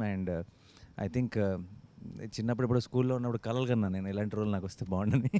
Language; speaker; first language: Telugu; native; Telugu